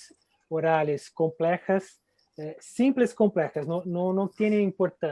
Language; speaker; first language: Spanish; non-native, fluent; Portuguese